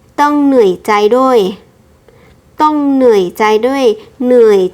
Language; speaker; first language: Thai; non-native, fluent; Burmese